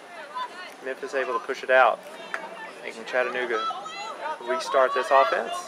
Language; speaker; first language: English; native; English